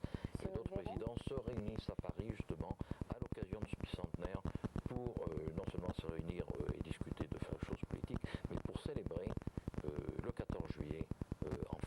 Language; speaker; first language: French; native; French